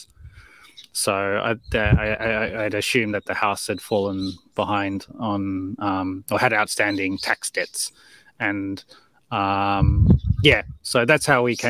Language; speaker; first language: English; native; English